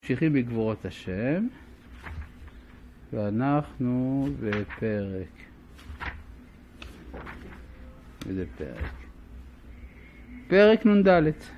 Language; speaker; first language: Hebrew; non-native, fluent; French